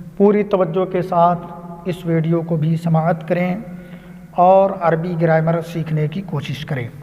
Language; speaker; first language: Urdu; native; Urdu